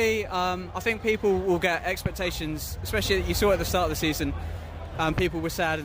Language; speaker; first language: English; native; English